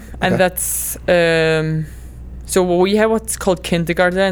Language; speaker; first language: English; non-native, fluent; Icelandic